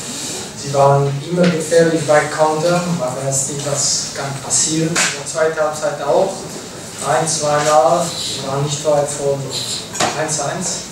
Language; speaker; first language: German; non-native, fluent; French